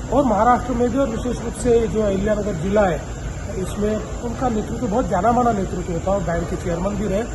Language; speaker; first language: Hindi; non-native, local second language; Marathi